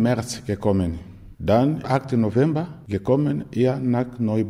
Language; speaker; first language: German; non-native, learner; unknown